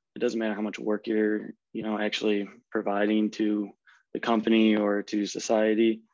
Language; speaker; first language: English; native; English